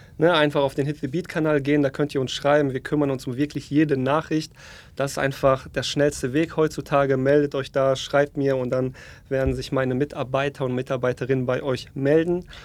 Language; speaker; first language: German; early bilingual, other home language; Polish